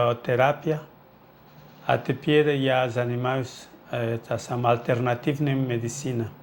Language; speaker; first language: Russian; non-native, fluent; Portuguese